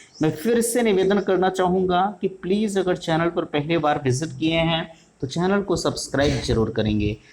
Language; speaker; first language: Hindi; native; Hindi